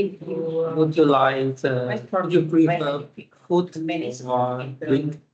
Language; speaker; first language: English; non-native, learner; Vietnamese